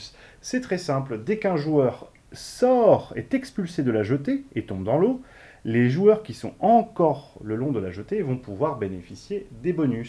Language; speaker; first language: French; native; French